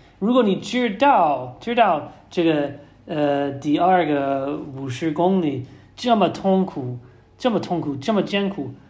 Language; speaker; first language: Chinese; non-native, learner; English